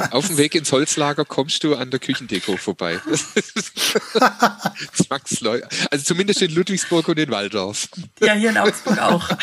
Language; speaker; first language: German; native; German